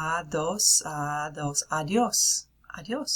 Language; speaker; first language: Spanish; non-native, fluent; English